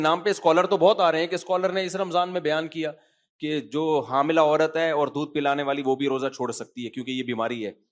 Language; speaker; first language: Urdu; native; Urdu